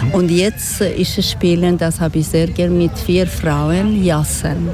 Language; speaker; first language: German; non-native, learner; Persian